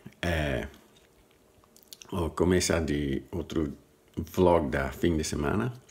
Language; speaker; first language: Portuguese; non-native, learner; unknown